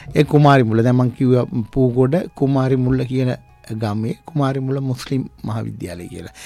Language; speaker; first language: Sinhala; non-native, local second language; Tamil